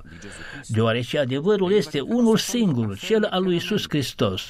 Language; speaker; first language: Romanian; native; Romanian